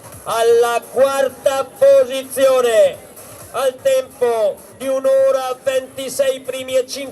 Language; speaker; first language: Italian; native; Italian